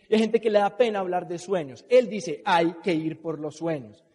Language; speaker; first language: Spanish; native; Spanish